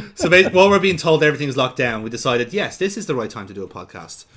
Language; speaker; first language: English; native; English